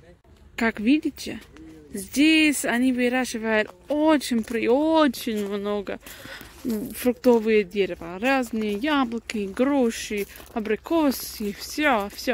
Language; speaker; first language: Russian; non-native, learner; English